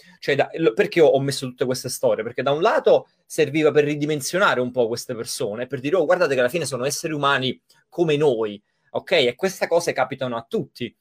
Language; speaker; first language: Italian; native; Italian